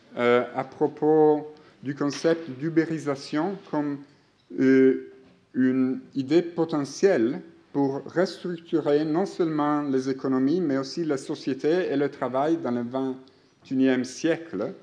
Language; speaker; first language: French; non-native, fluent; Greek